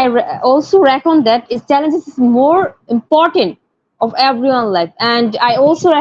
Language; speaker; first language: English; non-native, learner; Bangla